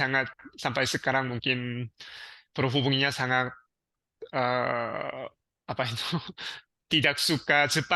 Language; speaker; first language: Indonesian; non-native, learner; Korean